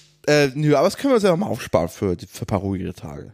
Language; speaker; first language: German; native; German